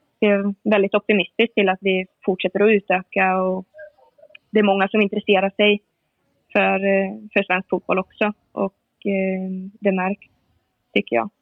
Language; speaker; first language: Swedish; native; Swedish